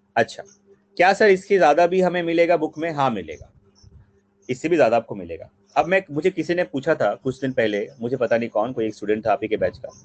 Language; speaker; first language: Hindi; non-native, local second language; Bangla